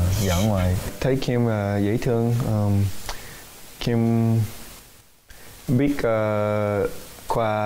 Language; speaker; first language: Vietnamese; early bilingual, heritage; English